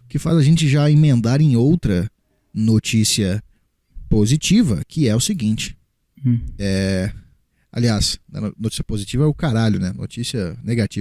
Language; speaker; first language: Portuguese; native; Portuguese